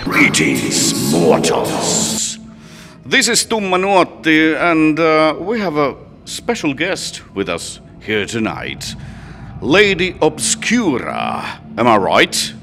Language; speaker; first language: English; non-native, fluent; Finnish